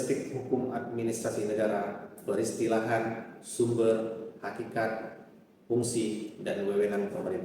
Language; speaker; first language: Indonesian; native; Indonesian